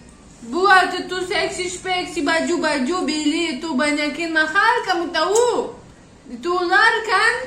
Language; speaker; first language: Indonesian; non-native, learner; Russian